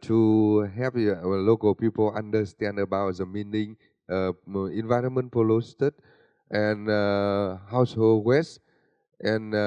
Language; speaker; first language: English; non-native, learner; Vietnamese